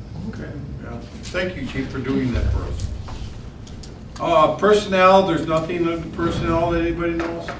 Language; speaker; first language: English; native; English